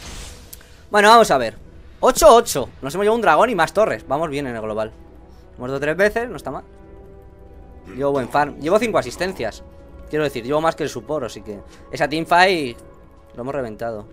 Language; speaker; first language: Spanish; native; Spanish